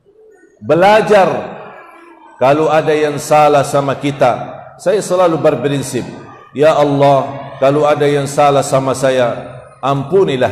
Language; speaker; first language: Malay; non-native, fluent; Arabic